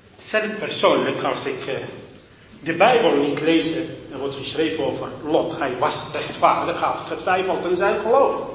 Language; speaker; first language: Dutch; non-native, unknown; Arabic